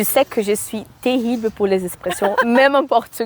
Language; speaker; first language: French; non-native, fluent; Portuguese